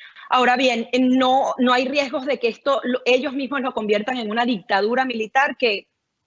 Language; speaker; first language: Spanish; native; Spanish